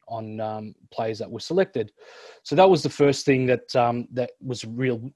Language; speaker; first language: English; native; English